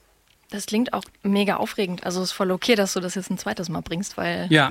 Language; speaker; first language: German; native; German